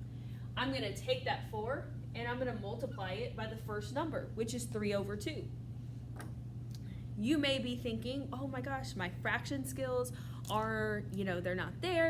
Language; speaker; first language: English; native; English